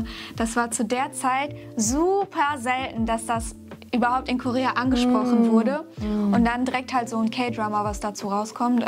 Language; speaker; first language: German; native; German